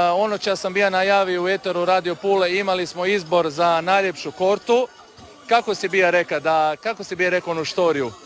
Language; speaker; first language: Croatian; native; Croatian